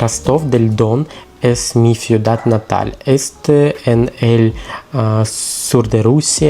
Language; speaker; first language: Spanish; non-native, learner; Russian